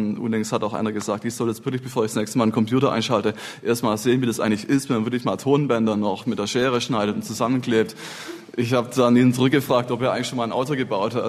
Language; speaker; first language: German; native; German